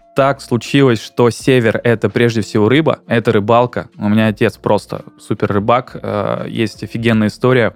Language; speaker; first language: Russian; native; Russian